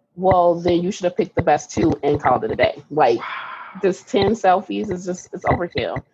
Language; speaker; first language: English; native; English